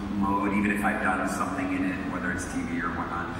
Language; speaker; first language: English; native; English